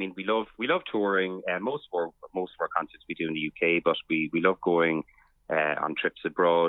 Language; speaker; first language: English; native; English